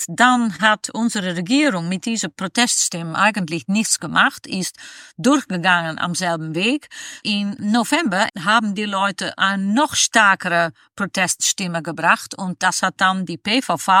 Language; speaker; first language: German; non-native, fluent; Dutch